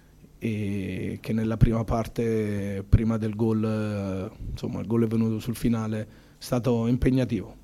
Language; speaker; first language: Italian; native; Italian